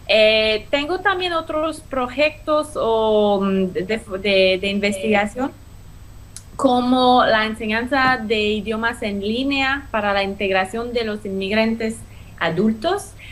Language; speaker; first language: Spanish; non-native, fluent; French